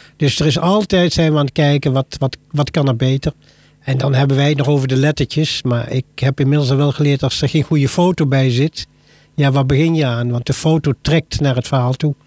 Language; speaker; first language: Dutch; native; Dutch